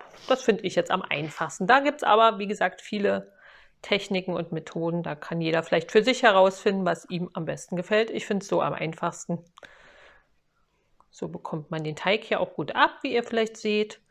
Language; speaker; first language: German; native; German